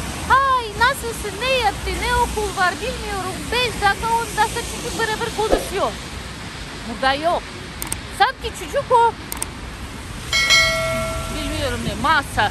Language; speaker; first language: Turkish; non-native, learner; Russian